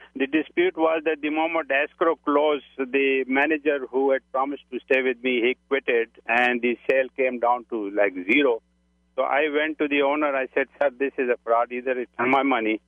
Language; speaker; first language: English; non-native, local second language; Urdu